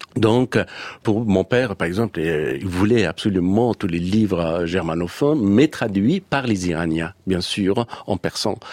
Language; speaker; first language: French; non-native, fluent; Persian